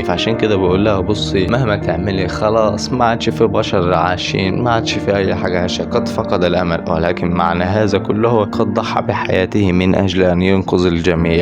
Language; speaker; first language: Arabic; native; Arabic